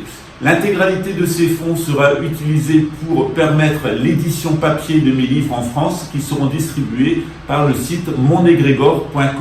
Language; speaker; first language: French; native; French